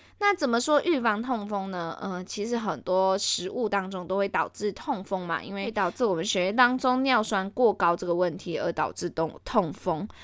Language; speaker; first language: Chinese; native; Chinese